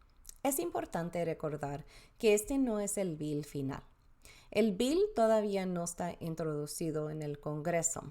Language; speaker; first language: Spanish; early bilingual, heritage; Spanish